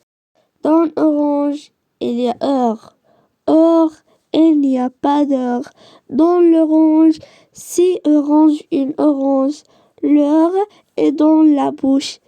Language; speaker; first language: French; non-native, learner; Arabic